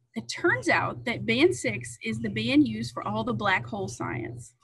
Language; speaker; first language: English; native; English